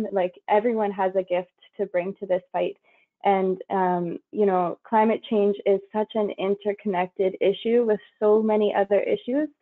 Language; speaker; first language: English; native; English